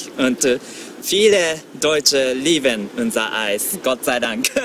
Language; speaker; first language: German; non-native, fluent; Japanese